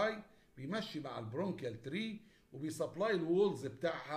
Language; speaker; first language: Arabic; native; Arabic